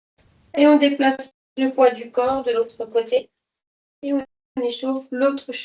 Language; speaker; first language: French; native; French